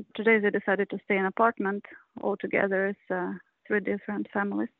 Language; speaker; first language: English; non-native, learner; Ukrainian